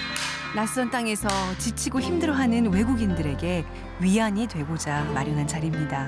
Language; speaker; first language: Korean; native; Korean